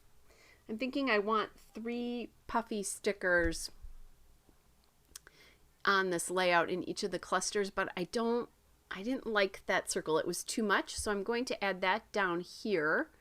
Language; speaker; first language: English; native; English